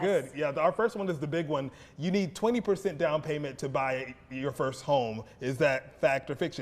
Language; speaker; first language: English; native; English